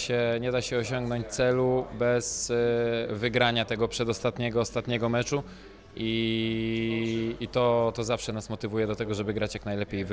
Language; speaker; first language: Polish; native; Polish